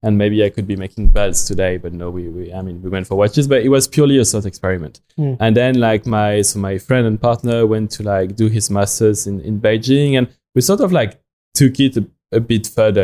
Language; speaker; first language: English; non-native, fluent; French